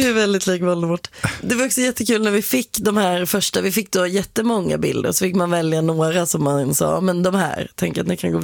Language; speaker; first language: Swedish; native; Swedish